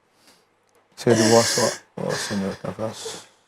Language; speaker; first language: French; native; French